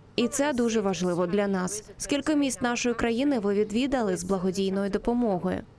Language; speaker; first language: Ukrainian; native; Ukrainian